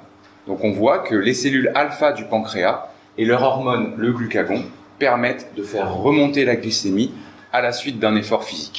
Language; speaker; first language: French; native; French